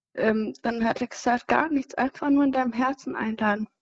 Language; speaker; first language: German; non-native, fluent; Kinyarwanda